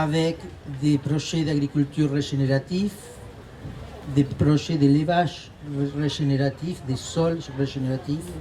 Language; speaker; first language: French; non-native, fluent; Spanish